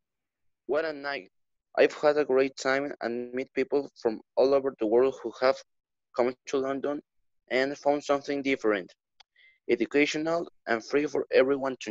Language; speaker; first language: English; non-native, learner; Spanish